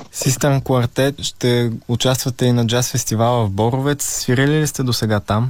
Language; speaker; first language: Bulgarian; native; Bulgarian